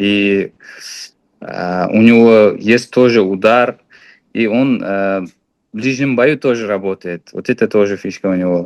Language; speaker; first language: Russian; non-native, fluent; Uzbek